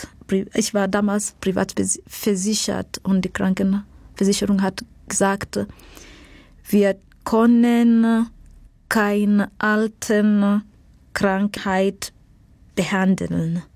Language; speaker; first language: German; non-native, fluent; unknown